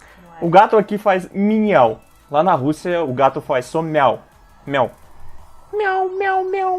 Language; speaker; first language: Portuguese; non-native, fluent; Russian